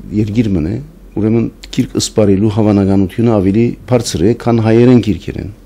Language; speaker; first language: Armenian; native; Armenian